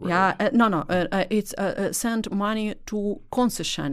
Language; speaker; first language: English; non-native, learner; Russian